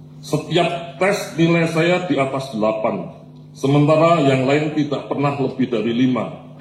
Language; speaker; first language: Indonesian; non-native, local second language; Javanese